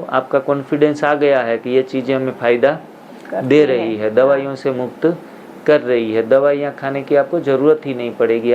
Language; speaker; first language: Hindi; non-native, local second language; Gujarati